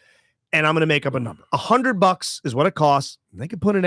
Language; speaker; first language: English; native; English